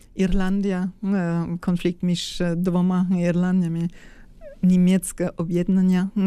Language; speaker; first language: Ukrainian; non-native, fluent; German